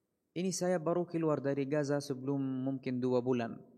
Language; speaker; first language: Indonesian; non-native, fluent; Arabic